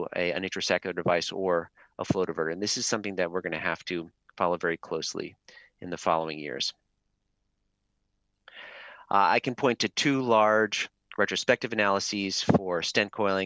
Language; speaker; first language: English; native; English